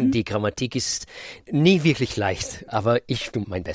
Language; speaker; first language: German; non-native, fluent; Russian